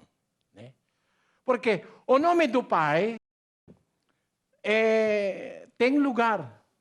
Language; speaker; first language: Portuguese; non-native, learner; Filipino